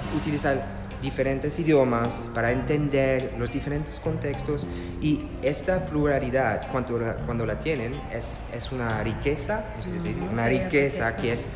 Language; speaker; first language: Spanish; non-native, learner; French